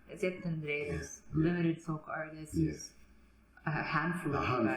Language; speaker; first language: English; native; English